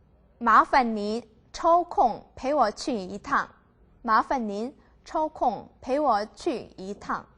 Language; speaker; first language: Chinese; non-native, fluent; Korean